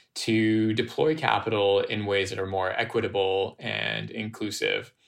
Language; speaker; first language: English; native; English